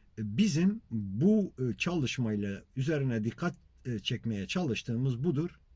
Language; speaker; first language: Turkish; non-native, local second language; Kurdish